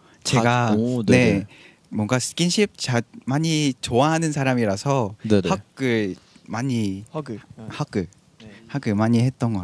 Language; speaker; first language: Korean; non-native, learner; Vietnamese